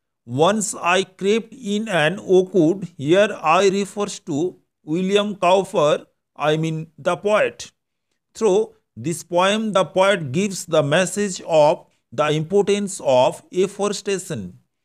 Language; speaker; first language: English; non-native, local second language; Bangla